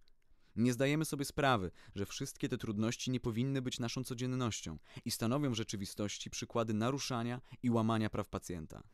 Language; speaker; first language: Polish; native; Polish